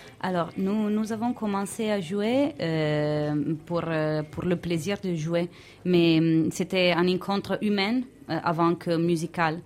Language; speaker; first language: French; non-native, fluent; Italian